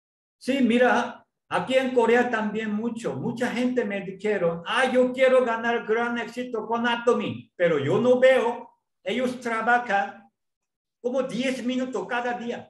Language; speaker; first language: Spanish; non-native, learner; Korean